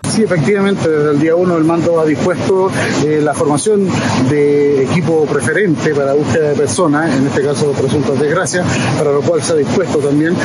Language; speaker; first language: Spanish; native; Spanish